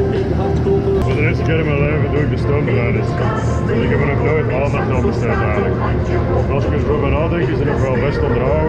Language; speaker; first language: Dutch; native; Dutch